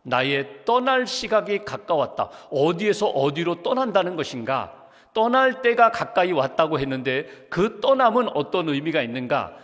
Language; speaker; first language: Korean; native; Korean